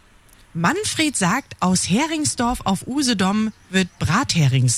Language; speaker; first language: German; native; German